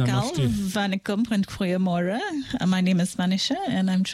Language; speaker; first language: English; native; English